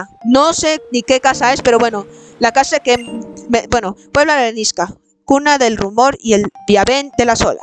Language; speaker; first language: Spanish; native; Spanish